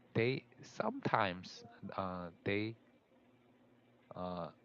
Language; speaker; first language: English; non-native, learner; Korean